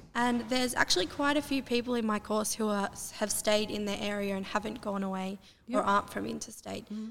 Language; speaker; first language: English; native; English